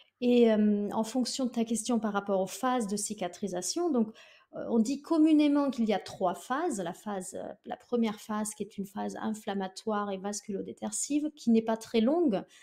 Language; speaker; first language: French; non-native, fluent; German